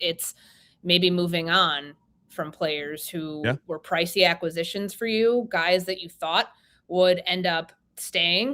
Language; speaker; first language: English; native; English